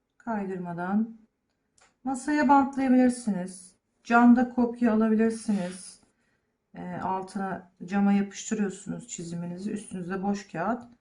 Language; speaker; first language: Turkish; native; Turkish